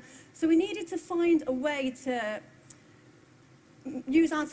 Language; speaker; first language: English; native; English